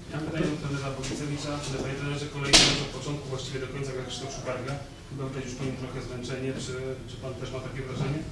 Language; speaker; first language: Polish; native; Polish